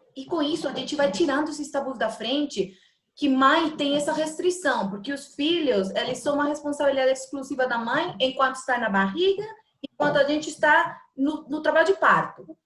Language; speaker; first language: Portuguese; non-native, fluent; Spanish